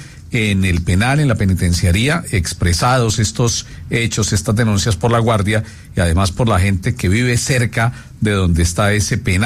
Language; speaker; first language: Spanish; native; Spanish